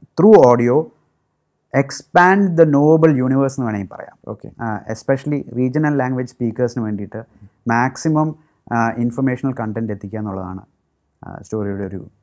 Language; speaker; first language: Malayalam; native; Malayalam